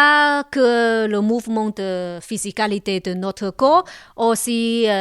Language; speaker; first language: French; non-native, local second language; Chinese